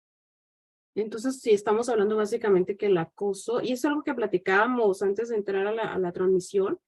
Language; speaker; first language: Spanish; native; Spanish